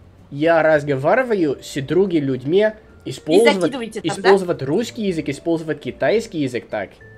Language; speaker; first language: Russian; non-native, learner; English